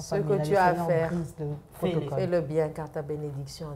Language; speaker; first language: French; non-native, local second language; Lingala